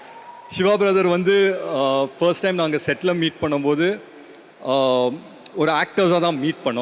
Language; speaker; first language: Tamil; native; Tamil